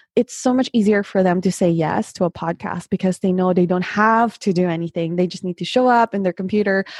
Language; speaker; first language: English; non-native, local second language; Filipino